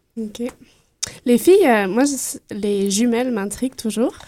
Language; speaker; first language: French; native; French